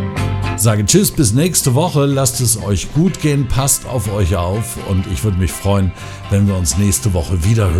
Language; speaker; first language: German; native; German